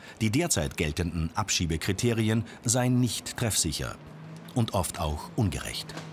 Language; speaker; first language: German; native; German